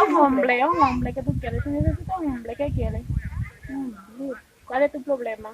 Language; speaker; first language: Spanish; non-native, fluent; Haitian Creole